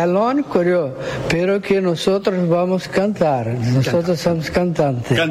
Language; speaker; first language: Spanish; non-native, learner; Portuguese